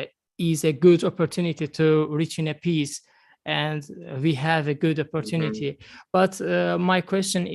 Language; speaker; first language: English; non-native, learner; Azerbaijani